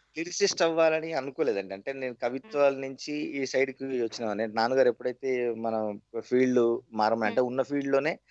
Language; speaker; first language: Telugu; native; Telugu